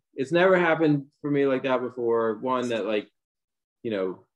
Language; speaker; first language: English; native; English